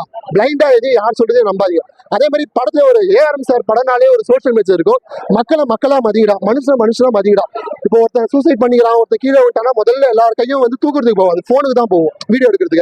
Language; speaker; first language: Tamil; native; Tamil